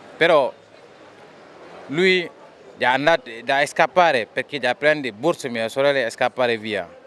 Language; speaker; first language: Italian; non-native, learner; Wolof